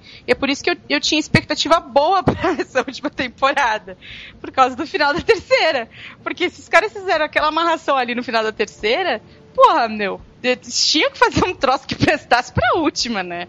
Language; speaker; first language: Portuguese; native; Portuguese